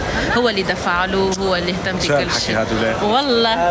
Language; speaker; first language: Arabic; native; Arabic